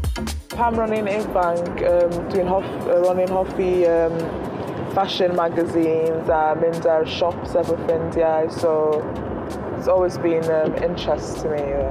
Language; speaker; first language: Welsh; early bilingual, other home language; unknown